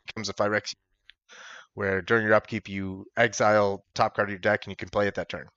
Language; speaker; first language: English; native; English